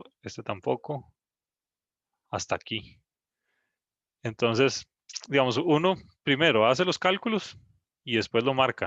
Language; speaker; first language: Spanish; native; Spanish